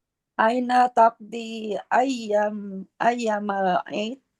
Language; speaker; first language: Arabic; non-native, learner; Indonesian